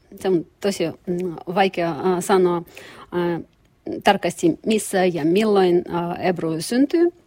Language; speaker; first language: Finnish; non-native, learner; Russian